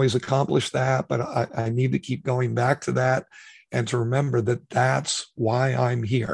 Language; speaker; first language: English; native; English